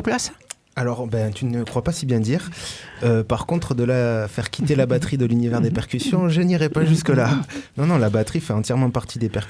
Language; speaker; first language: French; native; French